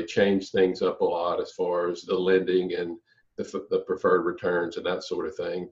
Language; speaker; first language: English; native; English